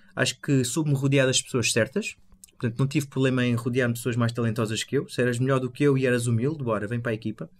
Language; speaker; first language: Portuguese; native; Portuguese